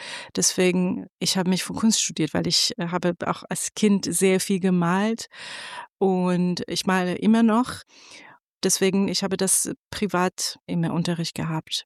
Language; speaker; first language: German; non-native, fluent; Persian